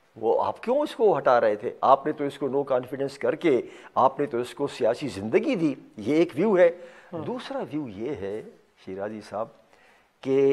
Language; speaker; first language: Urdu; non-native, local second language; Pashto